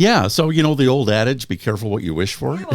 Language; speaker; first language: English; native; English